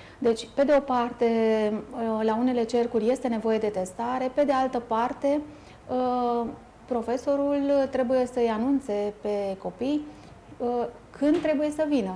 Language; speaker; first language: Romanian; native; Romanian